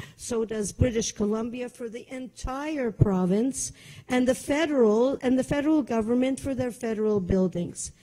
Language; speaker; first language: English; native; English